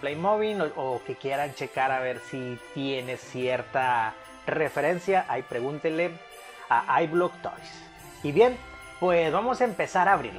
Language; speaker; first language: Spanish; native; Spanish